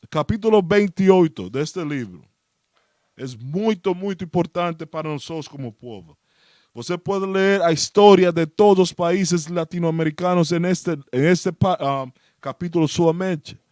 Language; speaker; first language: Portuguese; non-native, learner; Spanish